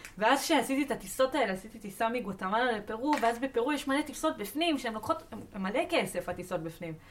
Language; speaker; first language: Hebrew; native; Hebrew